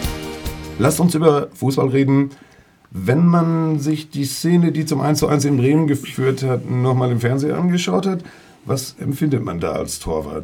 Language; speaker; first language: German; native; German